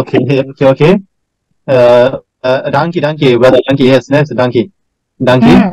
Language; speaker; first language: English; non-native, learner; Bangla